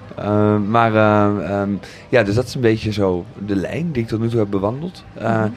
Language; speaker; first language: Dutch; native; Dutch